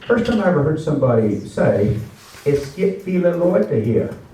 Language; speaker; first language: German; non-native, learner; English